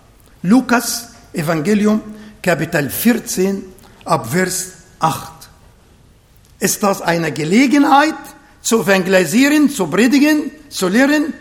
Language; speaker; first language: German; non-native, fluent; Arabic